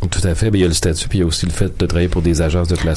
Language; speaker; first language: French; native; French